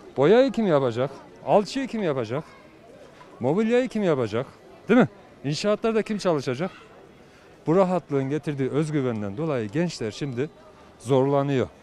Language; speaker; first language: Turkish; native; Turkish